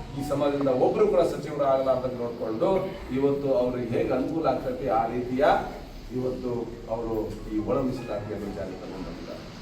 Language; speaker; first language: Kannada; non-native, local second language; Lambadi